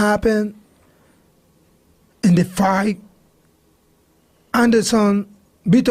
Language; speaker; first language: English; non-native, learner; Spanish